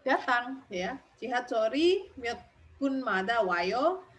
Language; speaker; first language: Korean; non-native, fluent; Indonesian